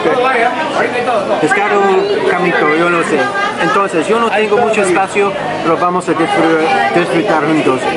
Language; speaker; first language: Spanish; non-native, learner; English